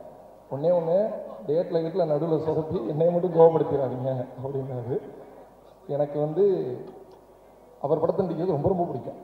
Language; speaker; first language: Tamil; native; Tamil